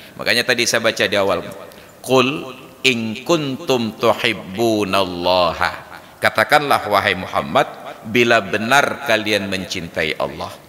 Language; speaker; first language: Malay; non-native, local second language; Achinese